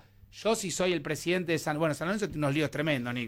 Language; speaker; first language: Spanish; native; Spanish